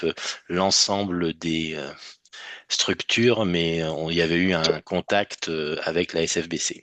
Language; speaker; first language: French; native; French